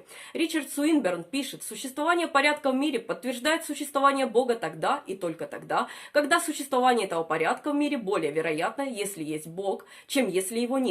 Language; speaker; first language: Russian; native; Russian